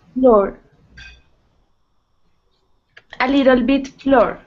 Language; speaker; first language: English; non-native, learner; Spanish